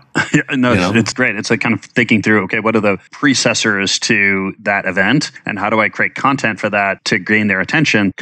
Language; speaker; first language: English; non-native, fluent; German